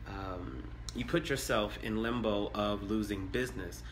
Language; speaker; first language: English; native; English